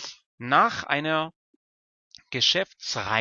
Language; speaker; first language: German; non-native, fluent; Persian